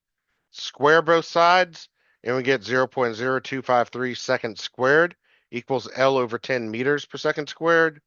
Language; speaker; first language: English; native; English